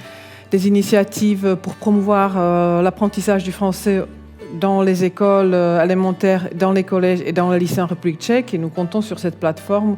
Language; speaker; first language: French; non-native, local second language; Czech